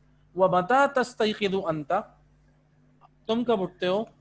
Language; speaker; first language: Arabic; non-native, fluent; Urdu